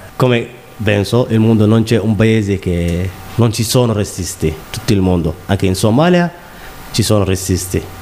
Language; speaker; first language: Italian; non-native, learner; Somali